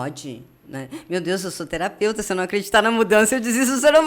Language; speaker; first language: Portuguese; native; Portuguese